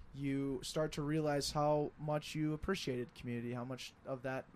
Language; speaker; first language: English; native; English